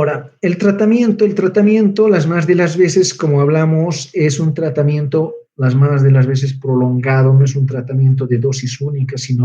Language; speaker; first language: Spanish; native; Spanish